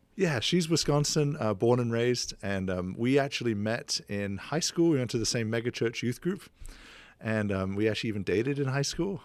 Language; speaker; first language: English; native; English